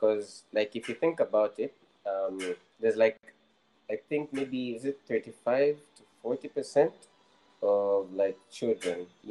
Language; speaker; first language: English; non-native, local second language; Nyanja